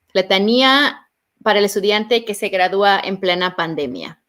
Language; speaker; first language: Spanish; early bilingual, heritage; Spanish